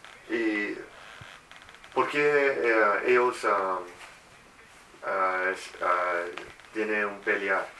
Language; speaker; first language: Spanish; non-native, learner; English